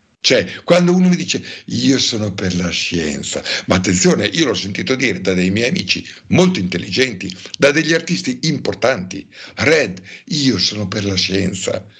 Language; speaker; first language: Italian; native; Italian